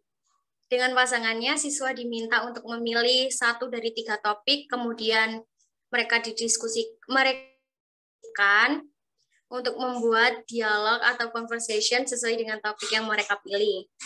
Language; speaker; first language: Indonesian; native; Indonesian